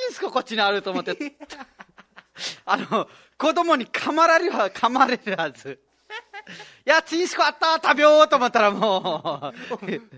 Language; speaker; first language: Japanese; non-native, fluent; Nepali